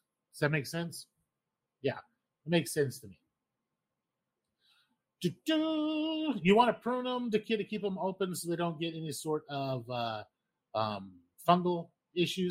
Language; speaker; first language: English; native; English